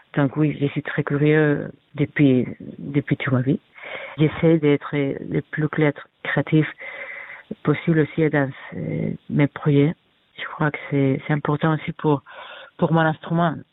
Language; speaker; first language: French; non-native, fluent; Spanish